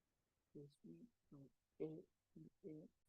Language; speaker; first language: French; non-native, learner; Spanish